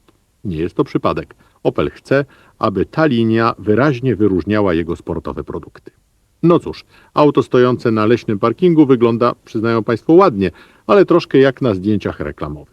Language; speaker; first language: Polish; native; Polish